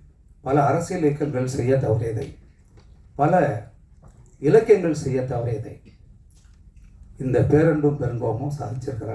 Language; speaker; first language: Tamil; native; Tamil